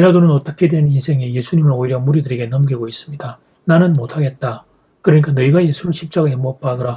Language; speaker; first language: Korean; native; Korean